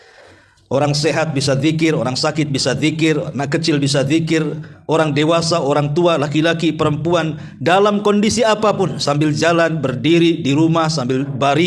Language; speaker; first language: Indonesian; native; Indonesian